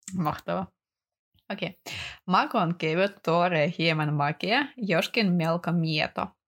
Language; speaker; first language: Finnish; non-native, fluent; Russian